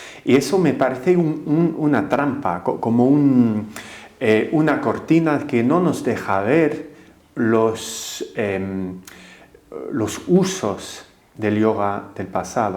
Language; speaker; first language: Spanish; non-native, fluent; English